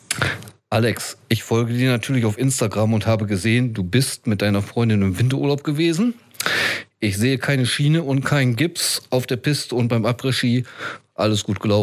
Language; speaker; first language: German; native; German